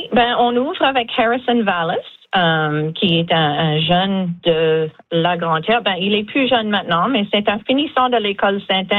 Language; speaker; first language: French; native; French